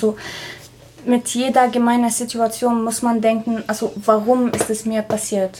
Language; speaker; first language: German; non-native, fluent; Arabic